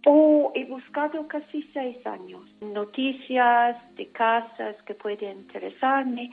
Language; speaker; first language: Spanish; non-native, fluent; English